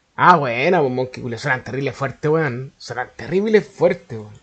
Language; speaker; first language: Spanish; native; Spanish